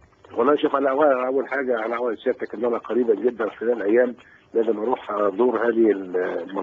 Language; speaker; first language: Arabic; native; Arabic